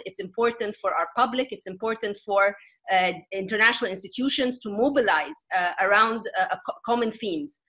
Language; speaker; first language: English; non-native, fluent; Arabic